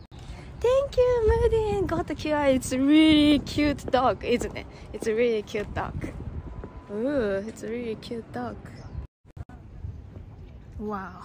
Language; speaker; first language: English; non-native, learner; Japanese